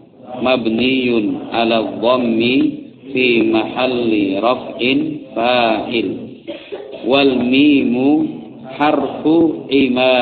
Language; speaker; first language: Arabic; non-native, fluent; Javanese